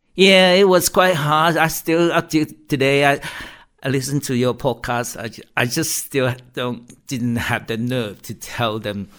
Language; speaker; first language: English; non-native, fluent; Chinese